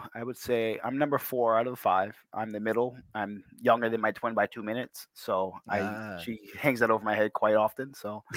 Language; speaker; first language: English; native; English